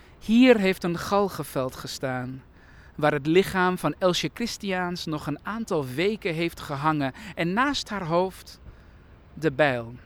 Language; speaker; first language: Dutch; early bilingual, other home language; Persian